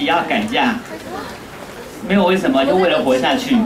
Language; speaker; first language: Chinese; native; Chinese